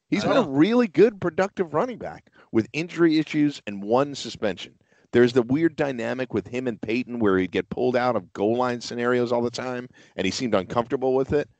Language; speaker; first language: English; native; English